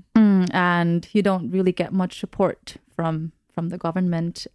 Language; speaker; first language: English; non-native, local second language; Filipino